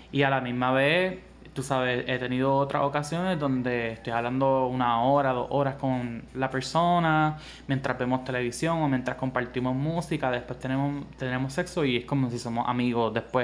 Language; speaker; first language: Spanish; native; Spanish